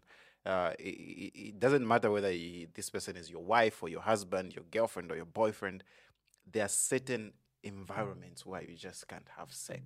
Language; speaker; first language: English; non-native, local second language; Bemba